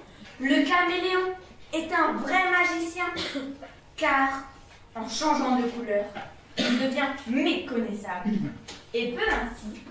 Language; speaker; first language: French; native; French